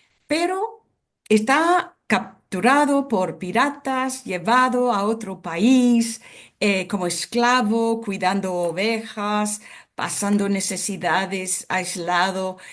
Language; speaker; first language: Spanish; non-native, fluent; English